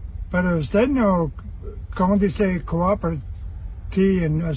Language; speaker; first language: Spanish; non-native, learner; English